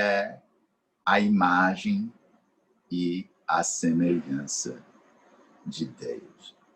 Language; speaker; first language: Portuguese; non-native, fluent; English